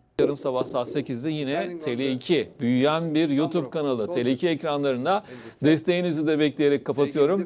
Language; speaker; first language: Turkish; native; Turkish